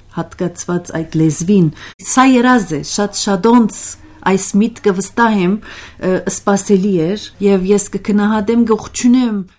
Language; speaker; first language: Armenian; early bilingual, heritage; Armenian